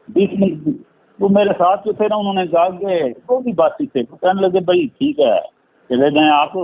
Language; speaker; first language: Urdu; non-native, local second language; Punjabi